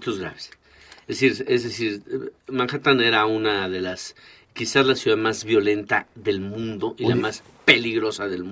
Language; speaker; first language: Spanish; native; Spanish